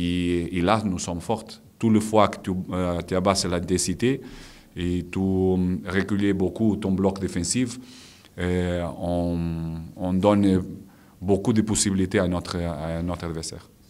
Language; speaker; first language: French; non-native, fluent; Portuguese